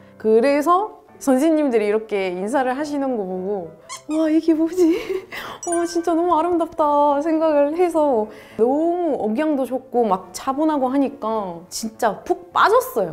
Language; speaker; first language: Korean; non-native, fluent; Arabic